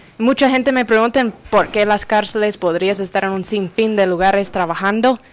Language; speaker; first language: Spanish; non-native, fluent; English